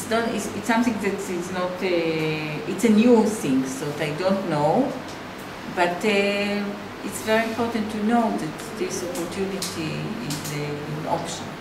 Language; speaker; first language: English; non-native, fluent; Hebrew